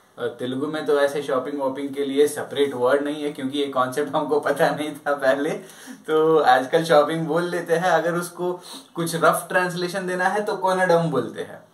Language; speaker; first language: Hindi; non-native, local second language; Telugu